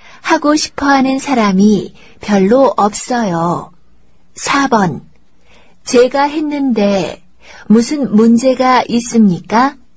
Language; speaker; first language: Korean; native; Korean